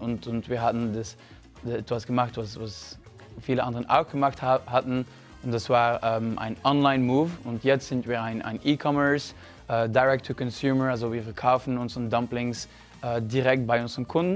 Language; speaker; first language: German; non-native, fluent; French